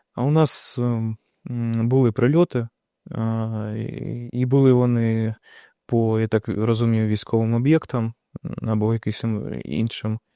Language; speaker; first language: Ukrainian; non-native, local second language; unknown